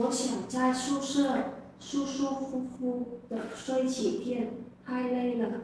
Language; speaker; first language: Chinese; non-native, learner; Vietnamese